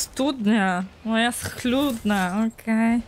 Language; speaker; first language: Polish; native; Polish